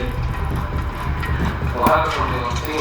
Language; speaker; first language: English; non-native, learner; Spanish